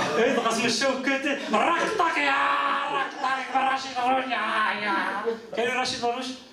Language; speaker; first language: Dutch; early bilingual, other home language; Riffian